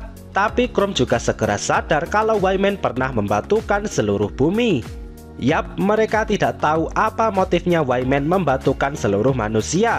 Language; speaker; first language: Indonesian; native; Indonesian